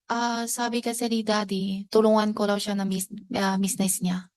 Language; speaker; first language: Filipino; non-native, learner; Chinese